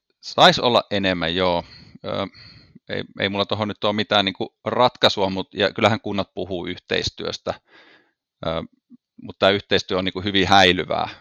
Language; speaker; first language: Finnish; native; Finnish